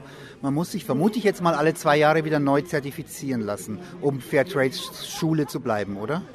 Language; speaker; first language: German; native; German